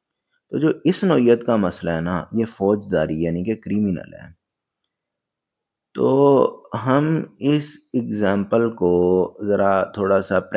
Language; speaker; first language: Urdu; native; Urdu